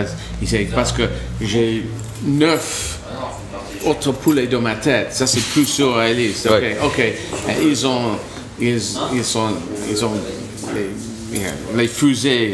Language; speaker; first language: French; non-native, learner; English